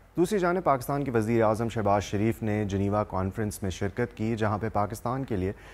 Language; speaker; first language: Urdu; native; Urdu